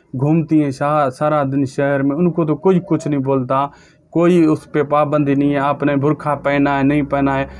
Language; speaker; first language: Urdu; native; Urdu